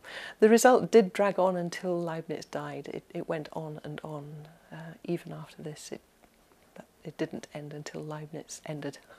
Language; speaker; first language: English; native; English